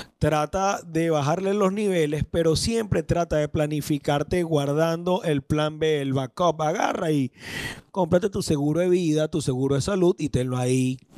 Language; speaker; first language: Spanish; native; Spanish